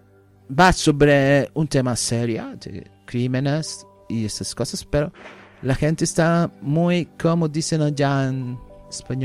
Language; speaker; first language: Spanish; non-native, learner; English